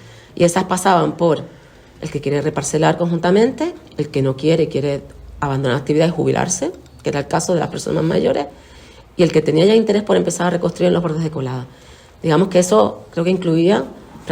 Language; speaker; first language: Spanish; native; Spanish